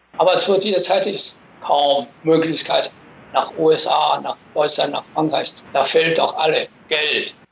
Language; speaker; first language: German; non-native, fluent; Chinese